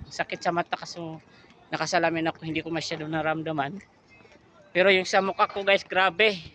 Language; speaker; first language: Filipino; non-native, local second language; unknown